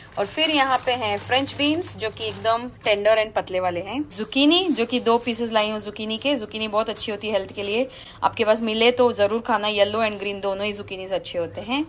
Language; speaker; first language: Hindi; non-native, local second language; Marathi